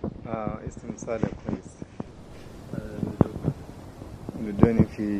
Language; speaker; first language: Arabic; native; Arabic